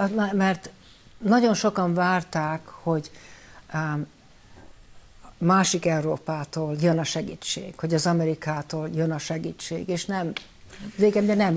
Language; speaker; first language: Hungarian; early bilingual, heritage; Hungarian